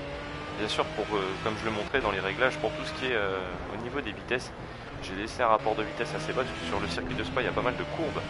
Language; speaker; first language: French; native; French